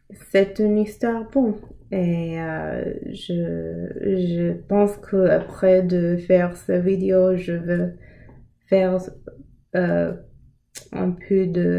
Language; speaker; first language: French; non-native, learner; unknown